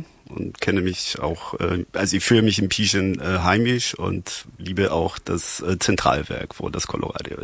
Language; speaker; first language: German; non-native, fluent; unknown